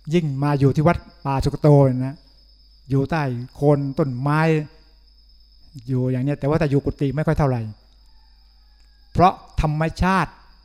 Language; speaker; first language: Thai; native; Thai